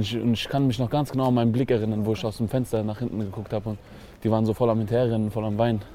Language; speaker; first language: German; early bilingual, other home language; Kurdish